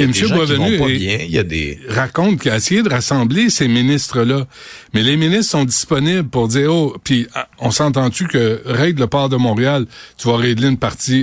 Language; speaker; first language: French; native; French